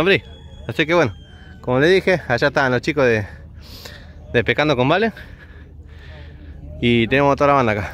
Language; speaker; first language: Spanish; native; Spanish